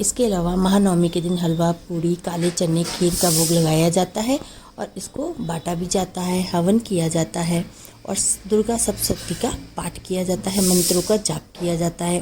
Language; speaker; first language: Hindi; native; Hindi